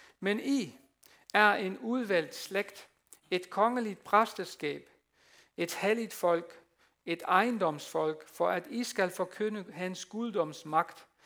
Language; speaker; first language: Danish; non-native, fluent; Dutch